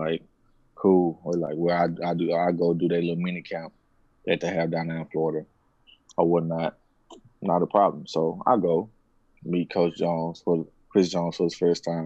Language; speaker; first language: English; native; English